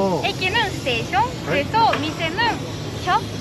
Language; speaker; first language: Korean; non-native, learner; Japanese